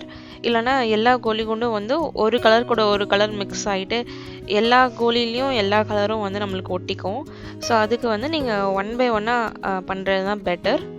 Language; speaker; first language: Tamil; native; Tamil